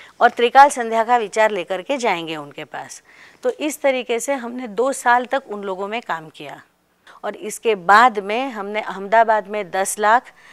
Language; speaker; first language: Hindi; non-native, local second language; Marathi